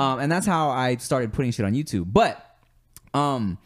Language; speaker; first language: English; native; English